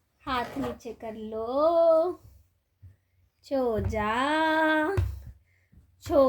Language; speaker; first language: Hindi; native; Hindi